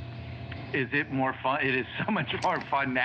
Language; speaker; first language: English; native; English